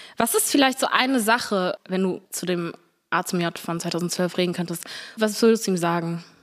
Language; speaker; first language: German; early bilingual, other home language; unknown